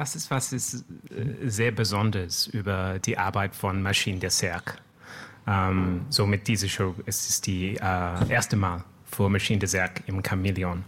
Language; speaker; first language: German; non-native, learner; English